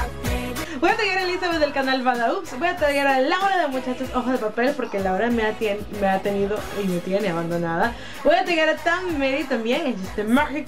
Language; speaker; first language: Spanish; native; Spanish